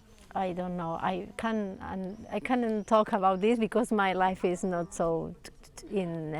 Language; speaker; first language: English; non-native, learner; Spanish